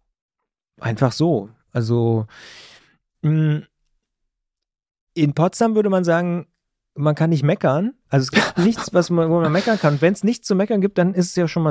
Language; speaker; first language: German; native; German